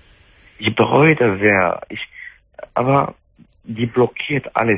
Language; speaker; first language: German; non-native, fluent; Arabic